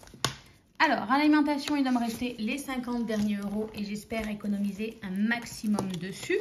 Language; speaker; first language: French; native; French